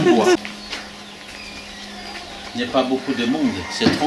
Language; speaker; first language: French; non-native, learner; Lao